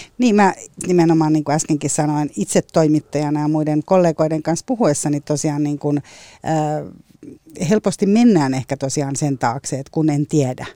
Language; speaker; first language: Finnish; native; Finnish